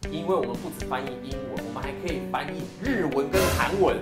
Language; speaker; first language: Chinese; native; Chinese